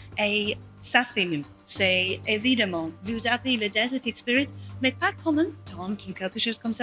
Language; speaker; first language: French; non-native, learner; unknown